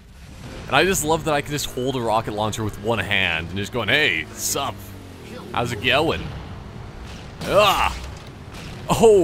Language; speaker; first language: English; native; English